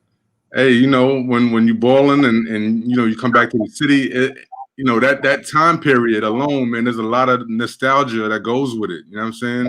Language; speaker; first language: English; native; English